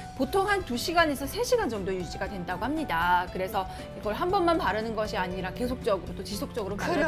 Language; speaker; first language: Korean; native; Korean